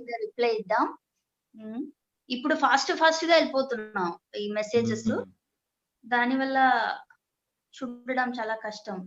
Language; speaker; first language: Telugu; non-native, learner; Malayalam